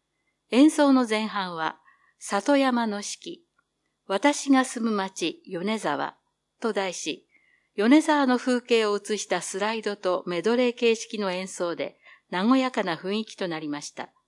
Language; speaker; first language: Japanese; native; Japanese